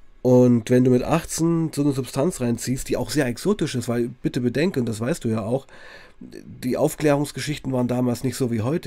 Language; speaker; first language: German; native; German